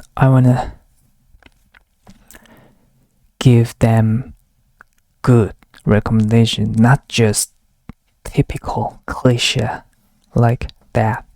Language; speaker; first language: English; non-native, learner; Korean